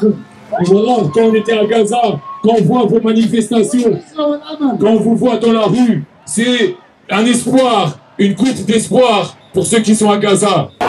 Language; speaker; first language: French; non-native, fluent; Arabic